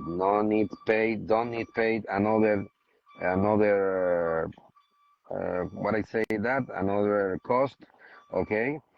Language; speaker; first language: English; non-native, learner; Spanish